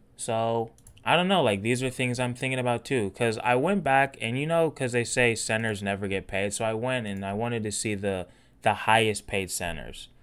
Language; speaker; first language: English; native; English